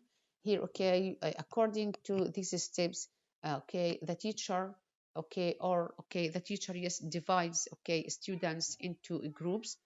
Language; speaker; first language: English; non-native, fluent; Arabic